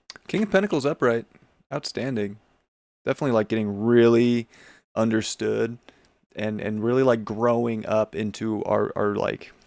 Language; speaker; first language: English; native; English